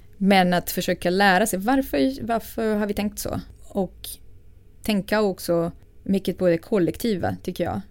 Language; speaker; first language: Swedish; non-native, fluent; Portuguese